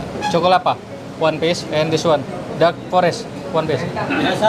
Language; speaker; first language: English; non-native, learner; Indonesian